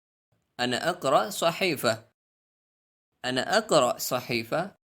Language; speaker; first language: Arabic; non-native, fluent; Urdu